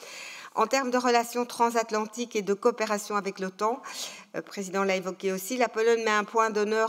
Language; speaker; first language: French; native; French